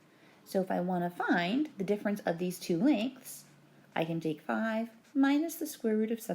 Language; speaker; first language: English; native; English